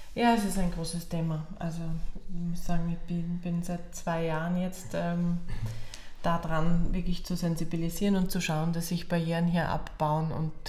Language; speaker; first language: German; native; German